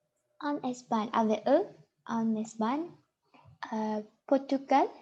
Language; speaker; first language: French; non-native, learner; Chinese